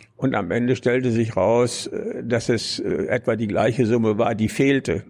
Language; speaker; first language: German; native; German